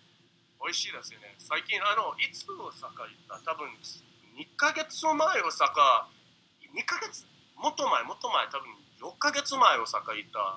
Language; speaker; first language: Japanese; non-native, fluent; English